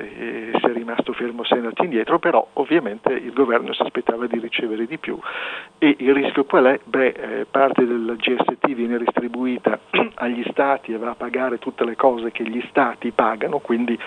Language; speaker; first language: Italian; native; Italian